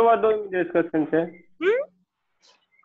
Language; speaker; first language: Japanese; non-native, learner; Hindi